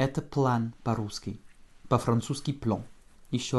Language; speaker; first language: Russian; non-native, fluent; French